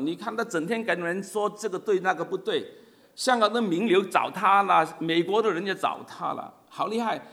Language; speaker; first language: Chinese; non-native, local second language; Cantonese